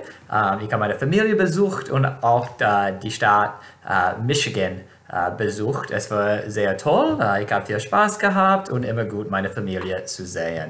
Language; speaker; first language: German; non-native, fluent; English